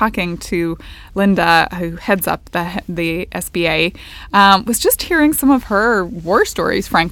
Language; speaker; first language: English; native; English